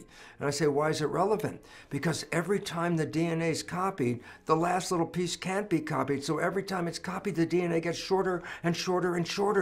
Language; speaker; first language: English; native; English